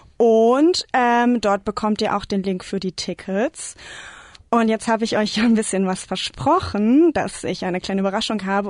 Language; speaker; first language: German; native; German